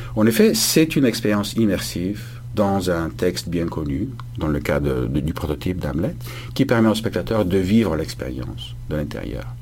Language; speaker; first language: French; non-native, fluent; Bulgarian